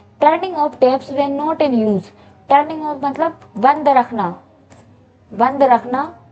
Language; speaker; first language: Hindi; native; Hindi